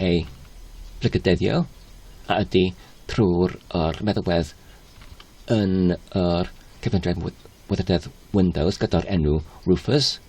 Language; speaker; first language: Welsh; non-native, learner; Polish